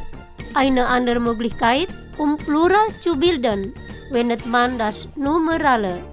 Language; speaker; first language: German; non-native, learner; Indonesian